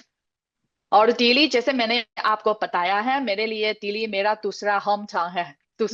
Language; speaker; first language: Hindi; non-native, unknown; Chinese